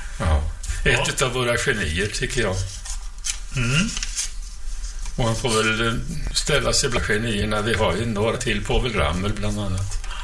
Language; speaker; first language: Swedish; native; Swedish